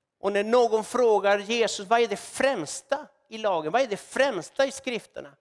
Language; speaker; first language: Swedish; non-native, fluent; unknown